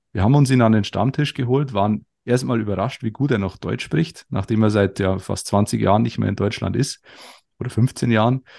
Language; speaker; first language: German; native; German